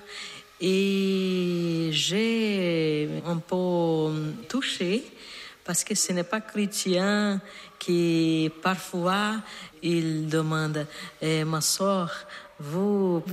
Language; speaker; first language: French; non-native, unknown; Portuguese